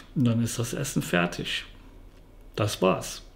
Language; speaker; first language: German; native; German